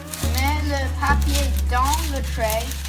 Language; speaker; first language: French; non-native, learner; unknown